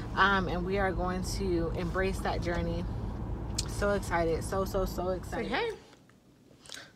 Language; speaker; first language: English; native; English